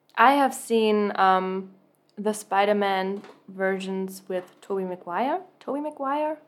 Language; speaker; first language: English; non-native, fluent; German